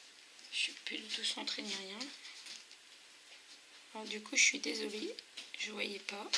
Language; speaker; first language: French; native; French